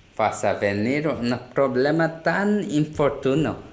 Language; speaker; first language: Spanish; non-native, learner; Korean